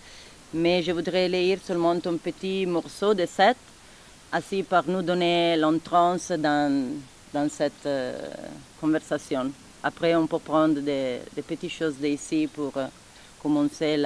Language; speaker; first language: French; non-native, fluent; Italian